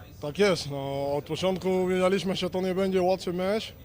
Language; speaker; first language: Polish; non-native, fluent; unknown